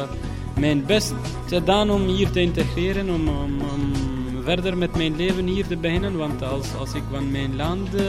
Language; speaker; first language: Dutch; non-native, learner; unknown